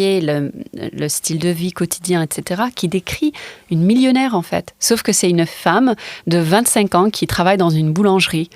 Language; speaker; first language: French; non-native, fluent; English